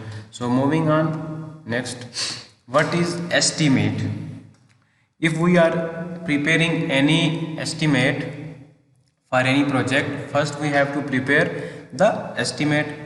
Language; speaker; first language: English; non-native, local second language; Hindi